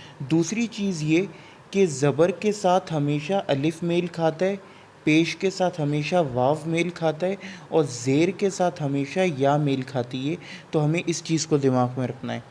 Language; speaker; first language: Urdu; native; Urdu